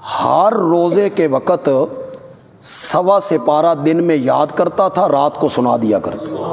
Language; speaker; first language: Urdu; non-native, local second language; Punjabi